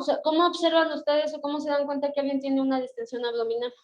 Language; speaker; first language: Spanish; native; Spanish